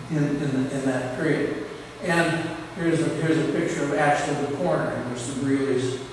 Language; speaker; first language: English; native; English